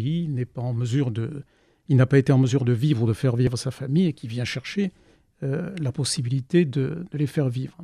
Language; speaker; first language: French; native; French